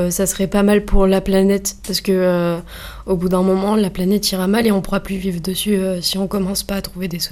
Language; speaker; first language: French; native; French